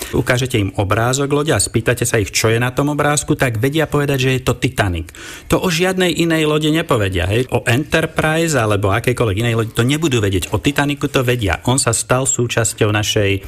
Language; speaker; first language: Slovak; native; Slovak